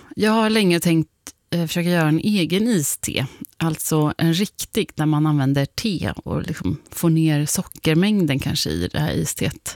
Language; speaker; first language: Swedish; native; Swedish